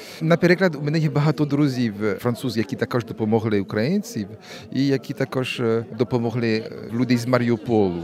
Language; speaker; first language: Ukrainian; non-native, learner; French